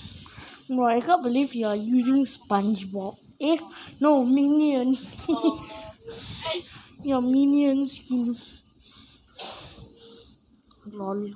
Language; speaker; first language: English; non-native, local second language; Malay